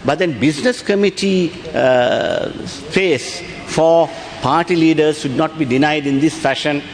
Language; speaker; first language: English; non-native, local second language; Sinhala